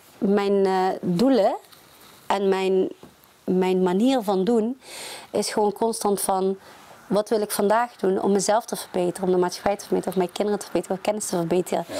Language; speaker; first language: Dutch; early bilingual, other home language; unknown